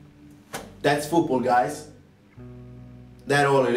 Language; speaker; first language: English; non-native, fluent; Swedish